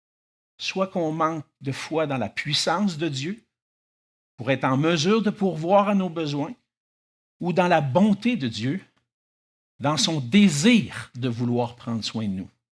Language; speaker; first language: French; native; French